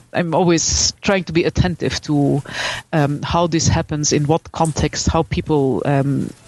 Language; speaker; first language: English; non-native, fluent; Dutch